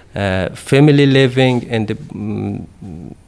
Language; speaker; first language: English; non-native, learner; Persian